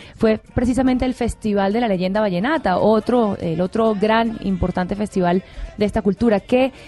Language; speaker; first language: Spanish; native; Spanish